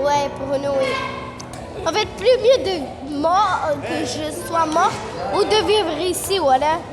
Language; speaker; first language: French; non-native, learner; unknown